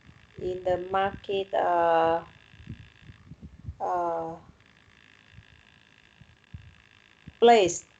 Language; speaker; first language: English; non-native, learner; Vietnamese